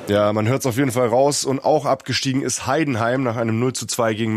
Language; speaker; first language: German; native; German